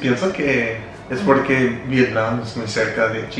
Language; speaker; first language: Spanish; non-native, learner; English